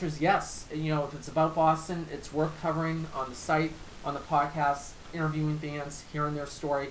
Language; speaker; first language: English; native; English